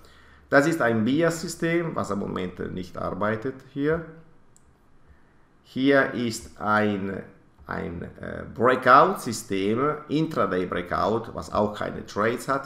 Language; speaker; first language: German; non-native, fluent; Italian